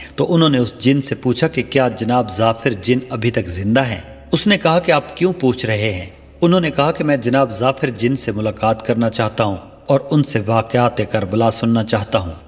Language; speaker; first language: Urdu; non-native, local second language; Saraiki